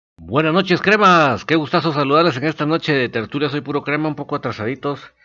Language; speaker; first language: Spanish; native; Spanish